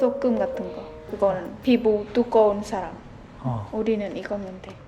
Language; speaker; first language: Korean; non-native, fluent; Khmer